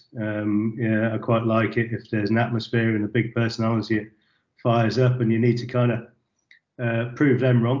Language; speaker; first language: English; native; English